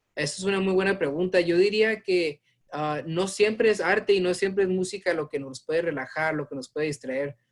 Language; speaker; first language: Spanish; early bilingual, heritage; Spanish